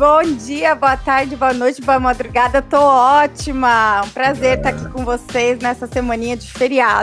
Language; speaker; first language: Portuguese; native; Portuguese